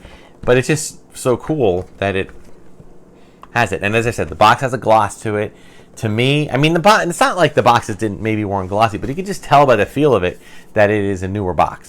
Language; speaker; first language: English; native; English